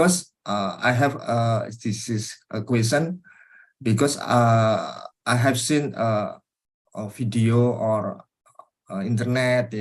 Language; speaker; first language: English; non-native, learner; Indonesian